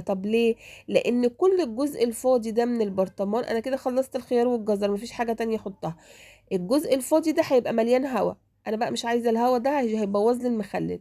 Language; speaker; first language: Arabic; native; Arabic